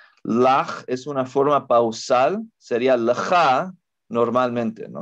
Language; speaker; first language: Spanish; non-native, fluent; English